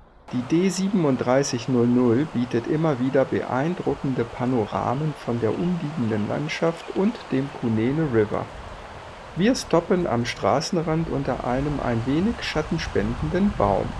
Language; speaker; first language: German; native; German